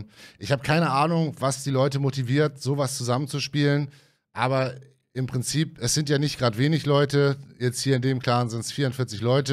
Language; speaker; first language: German; native; German